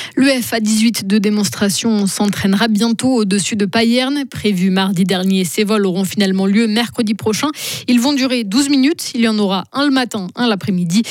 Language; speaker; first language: French; native; French